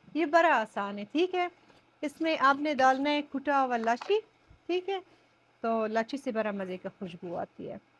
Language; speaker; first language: Urdu; non-native, fluent; Persian